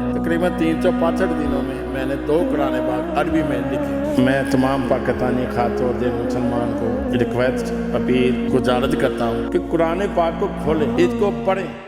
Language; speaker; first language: Urdu; non-native, local second language; Punjabi